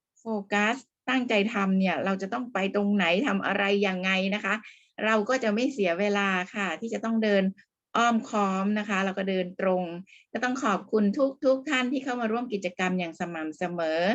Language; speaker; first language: Thai; native; Thai